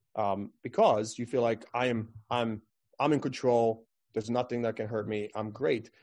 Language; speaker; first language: English; non-native, fluent; Croatian